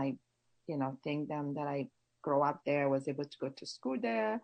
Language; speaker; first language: English; non-native, local second language; Kinyarwanda